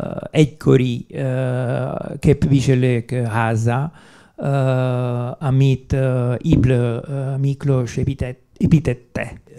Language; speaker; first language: Hungarian; non-native, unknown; Italian